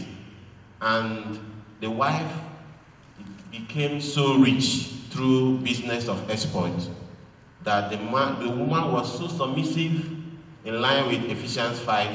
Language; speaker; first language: English; non-native, local second language; Igbo